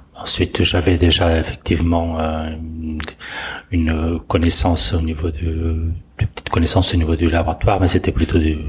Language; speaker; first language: French; non-native, fluent; Portuguese